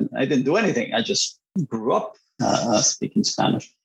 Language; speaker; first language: English; non-native, fluent; Spanish